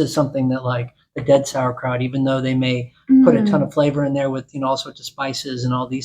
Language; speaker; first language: English; native; English